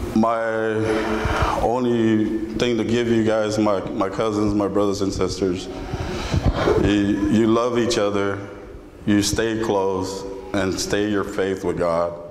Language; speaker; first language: English; native; English